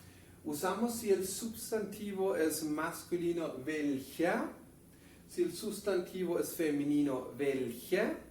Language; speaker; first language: Spanish; non-native, fluent; German